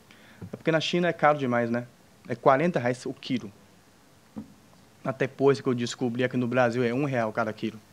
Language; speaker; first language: Portuguese; non-native, fluent; Chinese